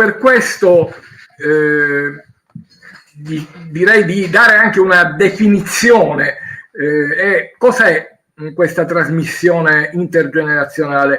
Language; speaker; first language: Italian; native; Italian